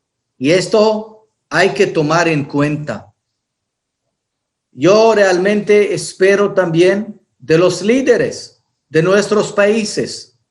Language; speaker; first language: Spanish; non-native, fluent; Hebrew